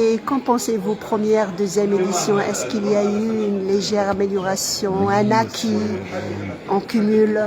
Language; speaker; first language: French; non-native, local second language; Arabic